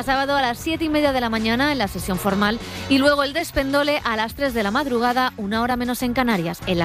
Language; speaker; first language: Spanish; native; Spanish